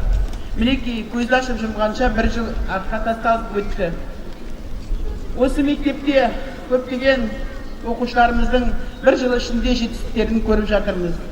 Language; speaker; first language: Kazakh; native; Kazakh